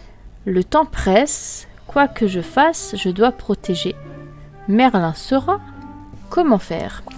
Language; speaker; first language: French; native; French